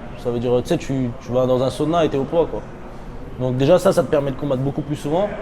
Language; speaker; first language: French; early bilingual, other home language; Chechen